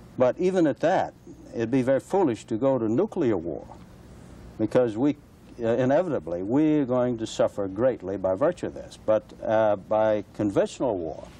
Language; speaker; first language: English; native; English